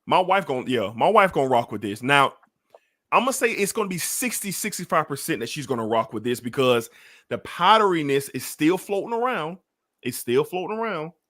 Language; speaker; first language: English; native; English